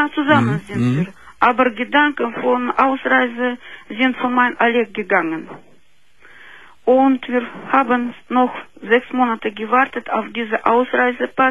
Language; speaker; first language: German; non-native, fluent; Russian